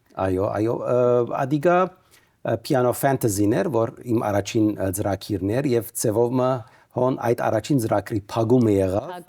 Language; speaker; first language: Armenian; native; Armenian